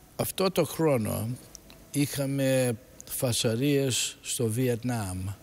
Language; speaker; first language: Greek; early bilingual, heritage; Greek